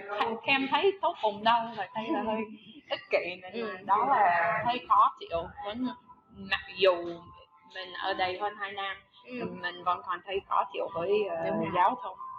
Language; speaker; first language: Vietnamese; non-native, fluent; English